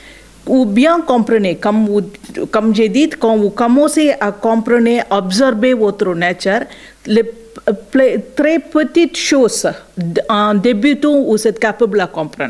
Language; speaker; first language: French; non-native, learner; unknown